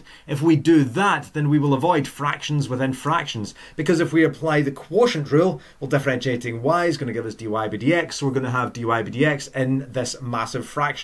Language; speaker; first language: English; native; English